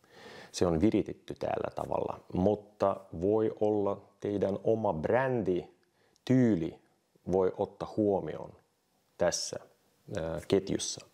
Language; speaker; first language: Finnish; non-native, fluent; Russian